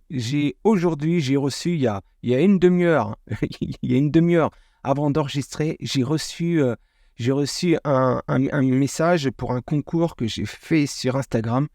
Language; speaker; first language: French; native; French